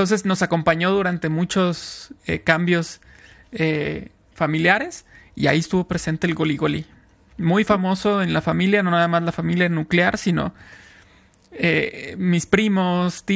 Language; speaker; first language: Spanish; native; Spanish